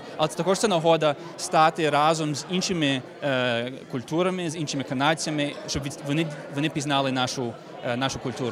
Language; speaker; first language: Ukrainian; early bilingual, heritage; Ukrainian